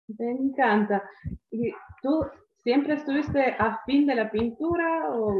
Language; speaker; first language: Spanish; native; Spanish